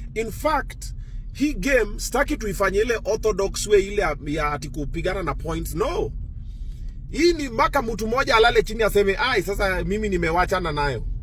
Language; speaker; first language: Swahili; native; Swahili